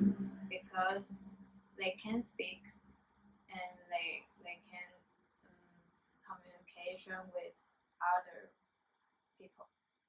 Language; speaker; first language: English; non-native, learner; Chinese